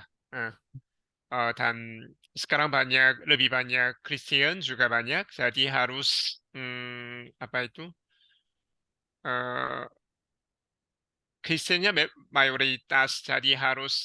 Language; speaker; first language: Indonesian; non-native, learner; Korean